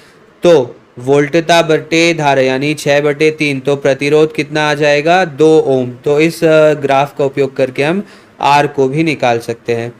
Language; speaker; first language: Hindi; native; Hindi